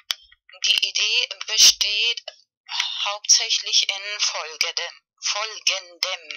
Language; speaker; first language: German; non-native, fluent; Spanish